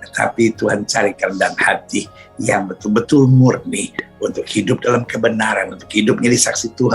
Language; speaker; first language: Indonesian; native; Indonesian